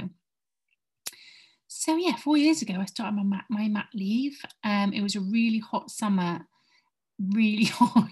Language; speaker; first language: English; native; English